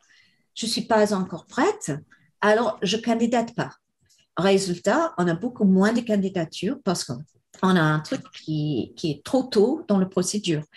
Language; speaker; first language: French; non-native, fluent; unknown